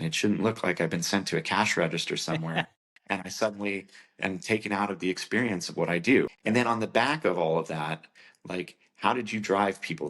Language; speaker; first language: English; native; English